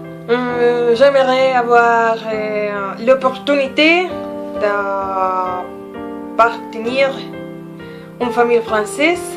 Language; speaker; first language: French; non-native, learner; Spanish